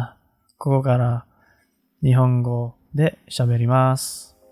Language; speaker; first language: Japanese; non-native, learner; Malay